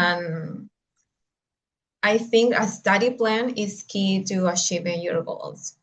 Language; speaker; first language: English; non-native, learner; Spanish